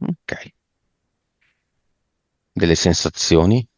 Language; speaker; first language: Italian; native; Italian